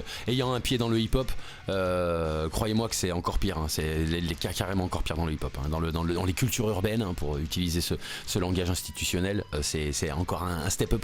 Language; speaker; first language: French; native; French